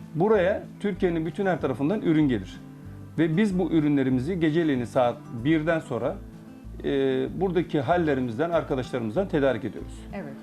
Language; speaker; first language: Turkish; native; Turkish